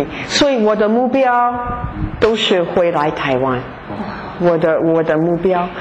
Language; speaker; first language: Chinese; non-native, fluent; English